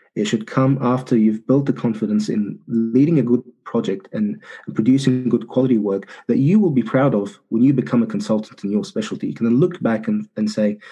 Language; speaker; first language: English; early bilingual, other home language; Arabic